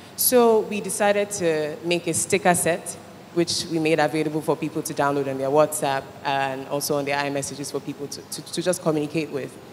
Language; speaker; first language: English; non-native, local second language; Igbo